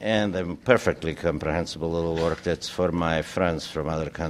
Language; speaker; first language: English; non-native, fluent; German